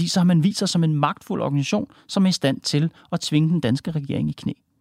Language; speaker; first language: Danish; native; Danish